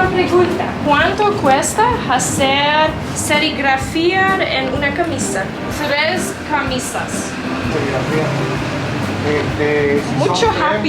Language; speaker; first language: Spanish; non-native, learner; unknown